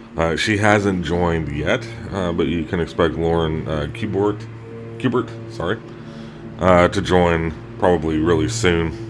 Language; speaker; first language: English; native; English